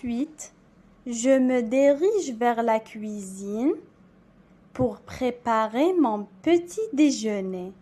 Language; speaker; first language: French; non-native, local second language; Arabic